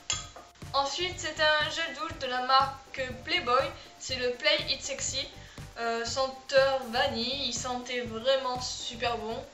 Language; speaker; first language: French; native; French